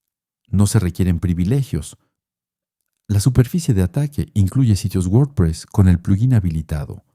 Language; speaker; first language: Spanish; non-native, fluent; French